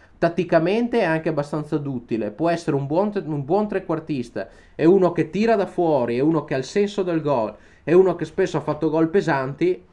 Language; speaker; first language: Italian; native; Italian